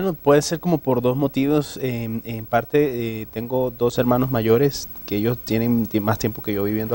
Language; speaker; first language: Spanish; native; Spanish